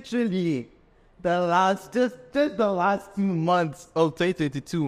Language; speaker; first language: English; non-native, local second language; Akan